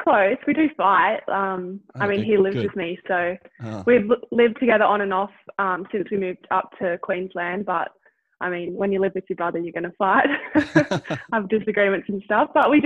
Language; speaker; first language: English; native; English